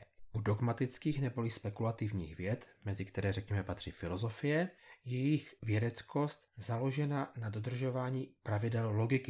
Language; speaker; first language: Czech; native; Czech